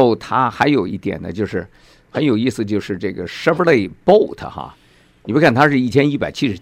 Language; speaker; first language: Chinese; native; Chinese